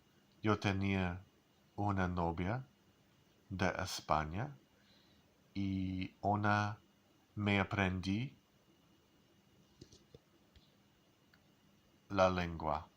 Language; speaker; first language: Spanish; non-native, learner; English